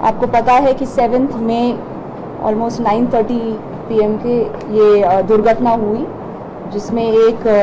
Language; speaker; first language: Hindi; non-native, local second language; Telugu